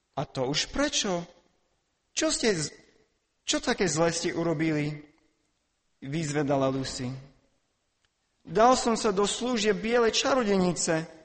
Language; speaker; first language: Slovak; non-native, fluent; English